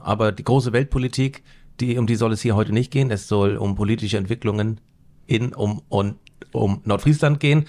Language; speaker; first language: German; native; German